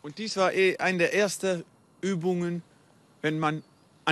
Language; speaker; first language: German; non-native, learner; Dutch